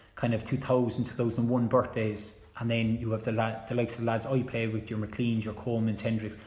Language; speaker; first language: English; native; English